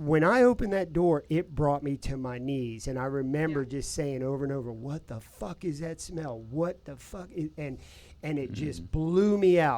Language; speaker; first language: English; native; English